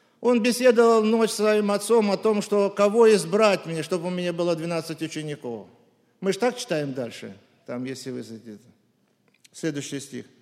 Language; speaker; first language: Russian; native; Russian